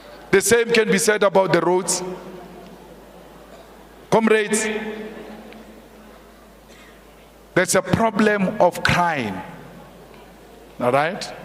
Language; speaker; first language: English; non-native, local second language; Northern Sotho